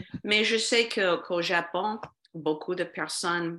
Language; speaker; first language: French; non-native, fluent; English